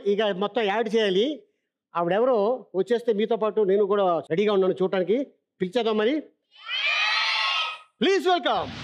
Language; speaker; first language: Telugu; native; Telugu